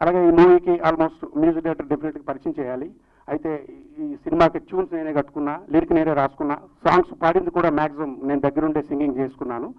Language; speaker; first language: Telugu; native; Telugu